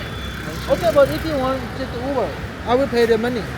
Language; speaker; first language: English; non-native, learner; Korean